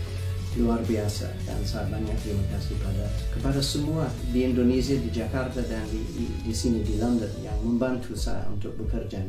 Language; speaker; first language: Indonesian; non-native, fluent; English